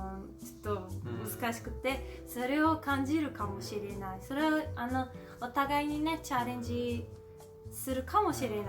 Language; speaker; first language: Japanese; non-native, learner; Portuguese